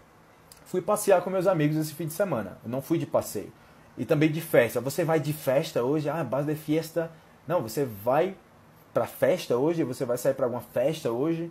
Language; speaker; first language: Portuguese; native; Portuguese